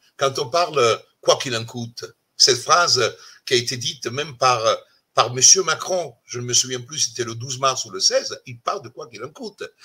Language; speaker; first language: French; non-native, fluent; Italian